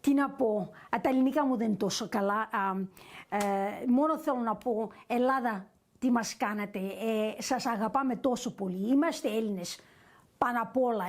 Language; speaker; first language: Greek; early bilingual, heritage; English